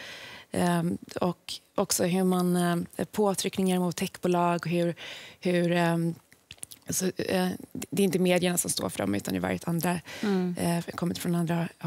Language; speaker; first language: Swedish; native; Swedish